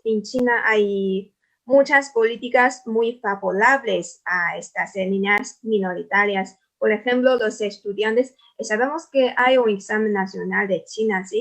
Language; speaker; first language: Spanish; non-native, fluent; Chinese